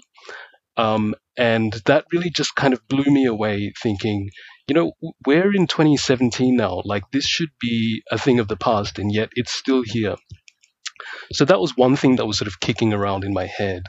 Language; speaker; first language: English; native; English